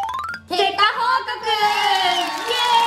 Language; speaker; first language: Japanese; native; Japanese